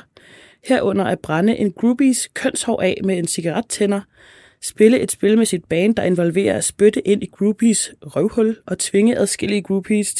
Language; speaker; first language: Danish; native; Danish